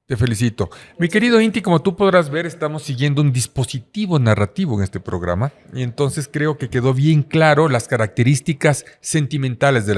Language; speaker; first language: Spanish; native; Spanish